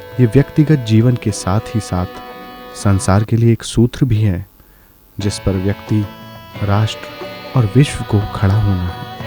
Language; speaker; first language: Hindi; native; Hindi